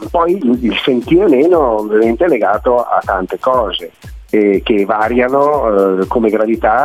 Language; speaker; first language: Italian; native; Italian